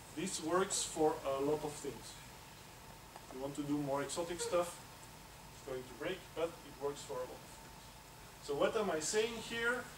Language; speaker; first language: English; non-native, fluent; Dutch